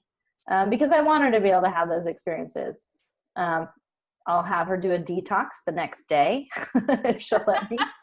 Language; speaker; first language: English; native; English